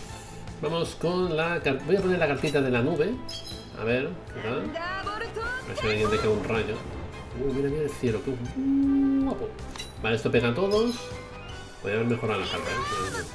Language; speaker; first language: Spanish; native; Spanish